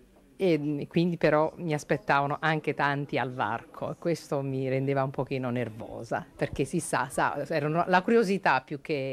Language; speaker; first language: Italian; native; Italian